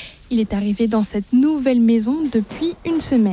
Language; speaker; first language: French; native; French